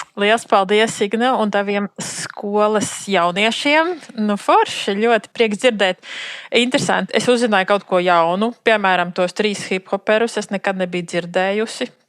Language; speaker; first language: Latvian; native; Latvian